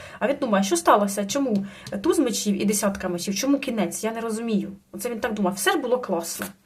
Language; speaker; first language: Ukrainian; non-native, local second language; Russian